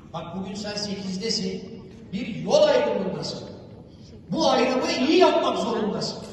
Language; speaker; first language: Turkish; native; Turkish